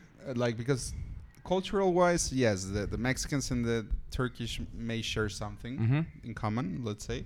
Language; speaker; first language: English; non-native, fluent; Spanish